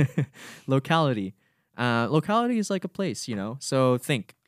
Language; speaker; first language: English; non-native, local second language; Cebuano